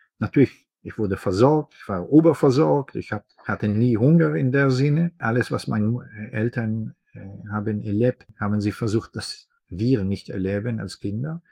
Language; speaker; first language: German; non-native, fluent; Hebrew